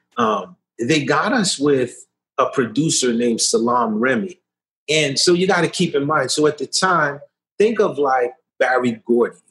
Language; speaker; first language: English; early bilingual, other home language; Haitian Creole